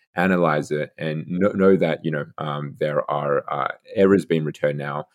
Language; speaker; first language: English; native; English